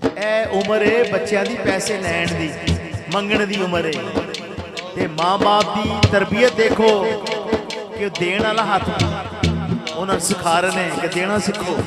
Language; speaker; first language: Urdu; non-native, local second language; Punjabi